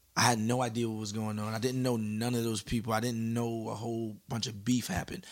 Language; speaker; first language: English; native; English